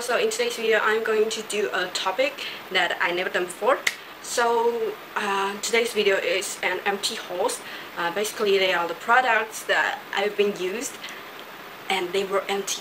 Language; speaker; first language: English; non-native, learner; Chinese